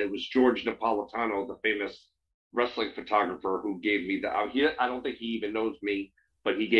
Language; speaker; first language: English; native; English